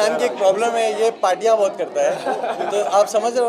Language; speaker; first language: Hindi; native; Hindi